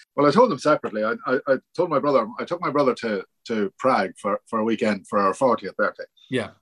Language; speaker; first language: English; native; English